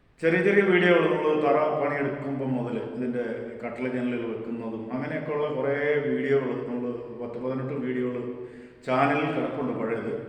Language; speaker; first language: Malayalam; native; Malayalam